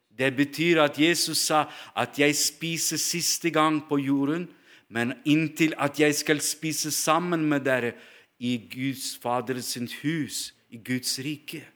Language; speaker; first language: Norwegian; non-native, fluent; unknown